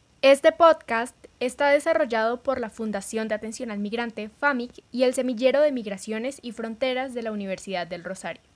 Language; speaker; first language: Spanish; native; Spanish